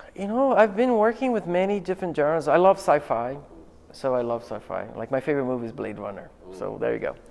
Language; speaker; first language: English; non-native, fluent; Portuguese